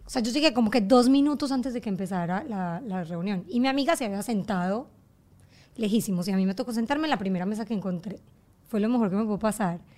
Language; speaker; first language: Spanish; native; Spanish